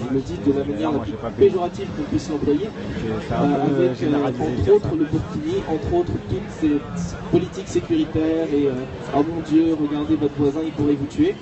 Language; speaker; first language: French; native; French